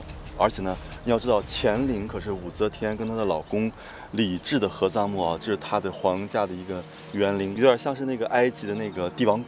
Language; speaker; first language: Chinese; native; Chinese